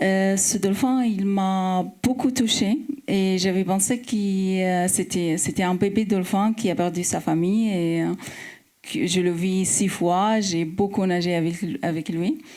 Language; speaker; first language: French; non-native, fluent; Arabic